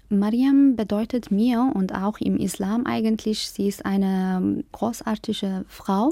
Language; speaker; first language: German; non-native, fluent; Arabic